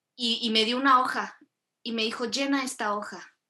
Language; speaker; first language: Spanish; early bilingual, other home language; Korean